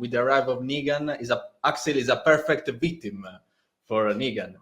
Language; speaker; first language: English; non-native, learner; Italian